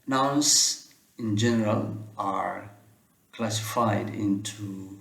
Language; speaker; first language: English; non-native, local second language; Amharic